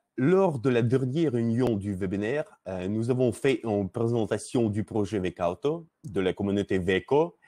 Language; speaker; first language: French; non-native, learner; Russian